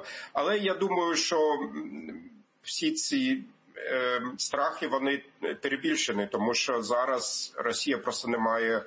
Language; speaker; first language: Ukrainian; non-native, fluent; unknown